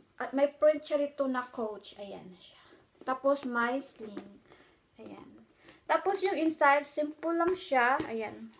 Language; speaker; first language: Filipino; non-native, local second language; Cebuano